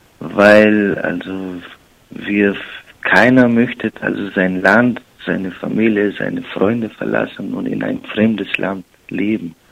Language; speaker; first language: German; non-native, learner; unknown